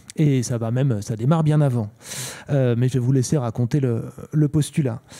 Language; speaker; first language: French; native; French